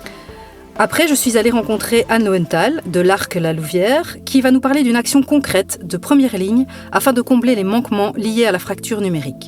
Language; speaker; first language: French; native; French